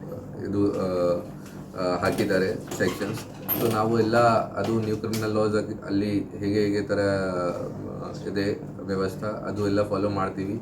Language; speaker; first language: Kannada; non-native, fluent; Hindi